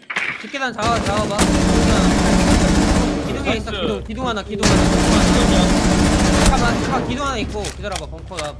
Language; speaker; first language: Korean; native; Korean